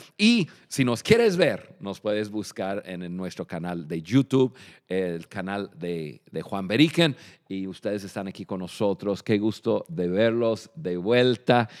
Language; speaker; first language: Spanish; non-native, fluent; English